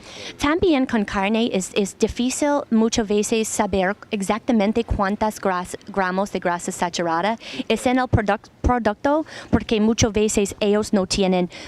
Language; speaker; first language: Spanish; non-native, learner; English